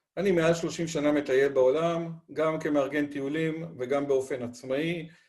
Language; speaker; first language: Hebrew; non-native, fluent; Spanish